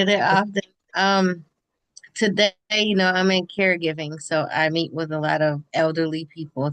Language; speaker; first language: English; native; English